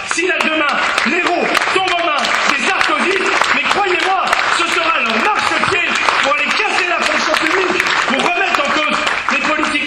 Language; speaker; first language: French; native; French